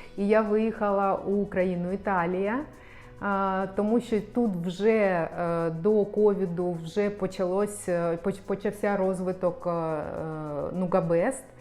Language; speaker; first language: Ukrainian; non-native, local second language; Russian